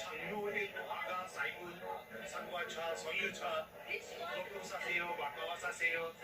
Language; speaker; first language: Korean; non-native, learner; Turkish